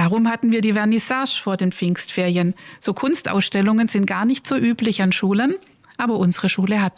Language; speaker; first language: German; native; German